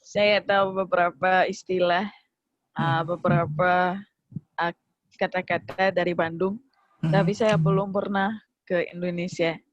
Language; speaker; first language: Indonesian; non-native, fluent; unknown